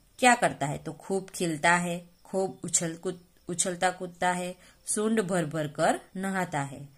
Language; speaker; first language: Hindi; non-native, local second language; Gujarati